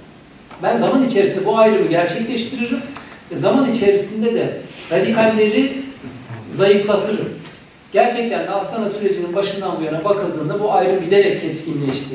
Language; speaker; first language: Turkish; native; Turkish